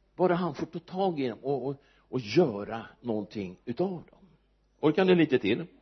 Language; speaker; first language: Swedish; native; Swedish